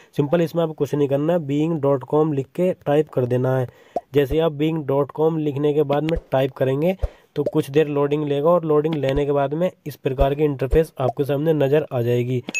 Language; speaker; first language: Hindi; native; Hindi